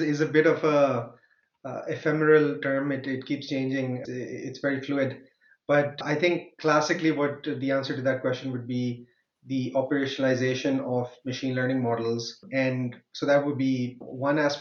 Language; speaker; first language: English; non-native, local second language; Urdu